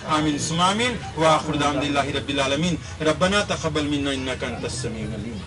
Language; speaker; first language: Urdu; native; Urdu